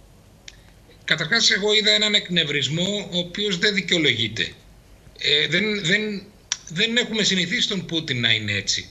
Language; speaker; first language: Greek; native; Greek